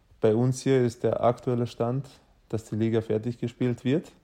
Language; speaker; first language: German; native; German